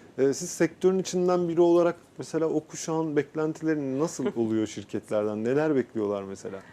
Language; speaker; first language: Turkish; native; Turkish